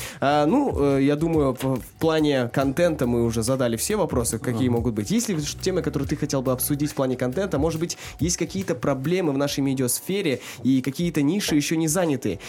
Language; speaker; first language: Russian; non-native, local second language; Kazakh